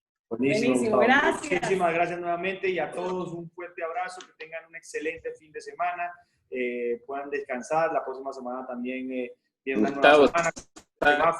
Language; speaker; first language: Spanish; native; Spanish